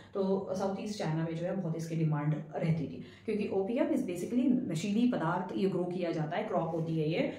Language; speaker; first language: Hindi; non-native, local second language; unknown